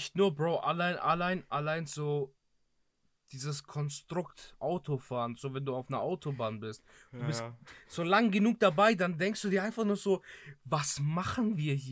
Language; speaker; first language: German; early bilingual, other home language; Greek